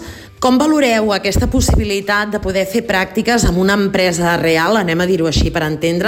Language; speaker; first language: Catalan; native; Catalan